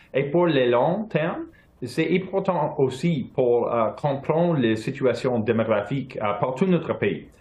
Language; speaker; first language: French; non-native, local second language; English